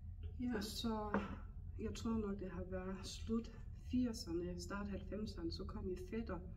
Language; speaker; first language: Danish; non-native, local second language; Faroese